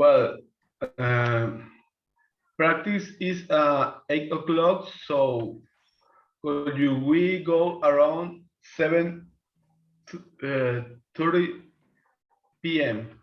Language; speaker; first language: English; non-native, learner; Spanish